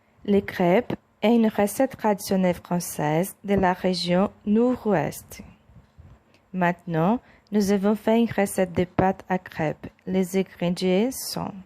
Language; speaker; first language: French; non-native, learner; Portuguese